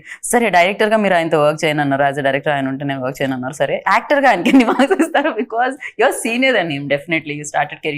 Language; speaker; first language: Telugu; native; Telugu